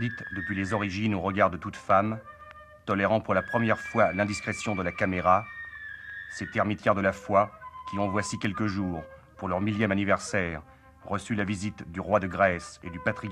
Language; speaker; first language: French; native; French